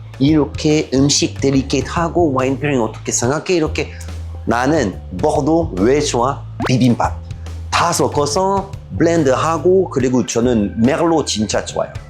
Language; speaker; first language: Korean; non-native, learner; French